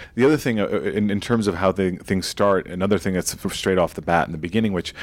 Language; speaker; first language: English; native; English